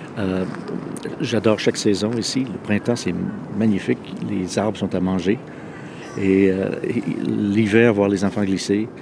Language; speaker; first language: French; non-native, local second language; English